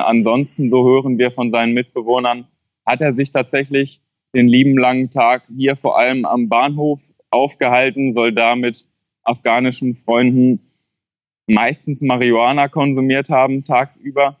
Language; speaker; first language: German; native; German